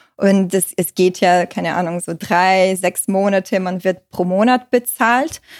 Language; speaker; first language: German; non-native, fluent; Portuguese